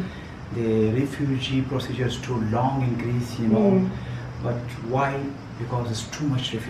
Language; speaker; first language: English; non-native, learner; Persian